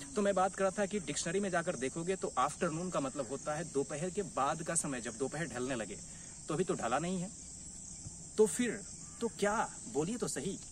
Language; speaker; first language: Hindi; native; Hindi